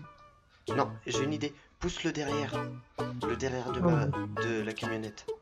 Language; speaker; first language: French; native; French